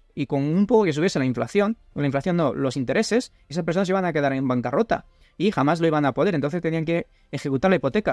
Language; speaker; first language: Spanish; native; Spanish